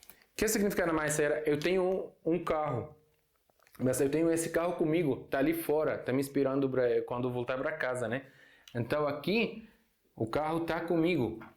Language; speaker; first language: Portuguese; non-native, fluent; Arabic